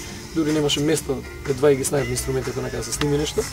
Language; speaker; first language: Macedonian; native; Macedonian